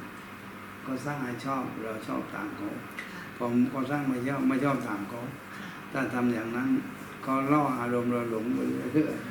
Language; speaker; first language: Thai; native; Thai